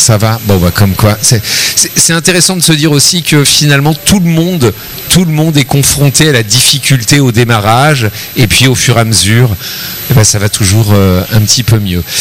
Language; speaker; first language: French; native; French